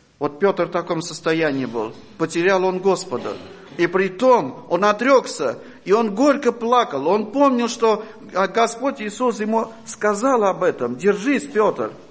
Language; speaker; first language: Russian; non-native, fluent; Armenian